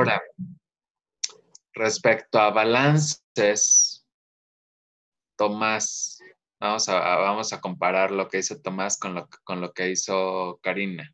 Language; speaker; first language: Spanish; native; Spanish